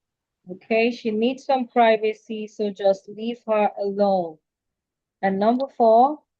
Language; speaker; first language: English; non-native, fluent; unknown